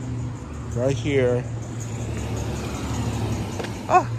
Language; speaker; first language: English; non-native, fluent; Indonesian